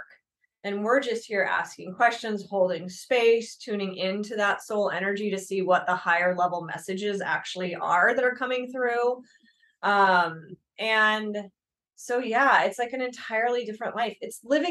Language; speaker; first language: English; native; English